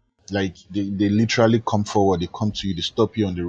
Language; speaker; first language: English; non-native, local second language; Yoruba